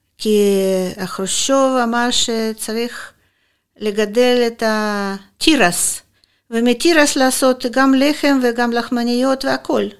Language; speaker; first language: Hebrew; non-native, fluent; Russian